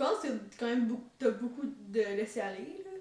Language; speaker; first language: French; native; French